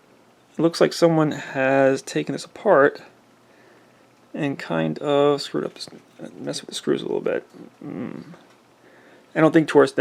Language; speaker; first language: English; native; English